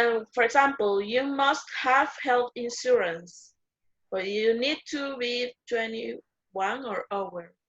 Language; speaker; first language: English; non-native, learner; Spanish